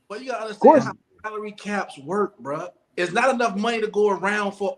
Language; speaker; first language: English; native; English